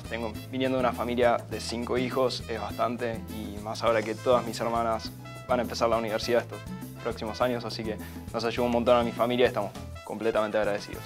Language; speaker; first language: Spanish; native; Spanish